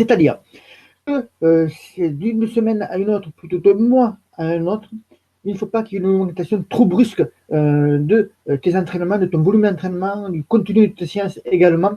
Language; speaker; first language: French; native; French